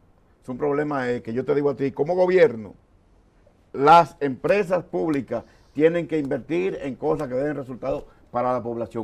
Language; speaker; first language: Spanish; native; Spanish